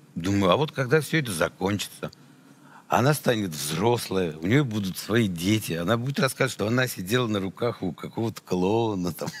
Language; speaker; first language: Russian; native; Russian